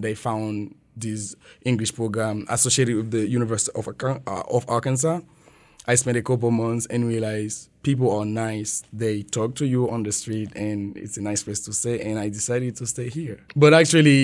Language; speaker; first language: English; non-native, fluent; French